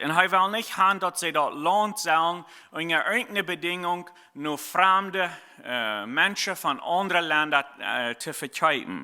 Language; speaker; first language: German; non-native, learner; Plautdietsch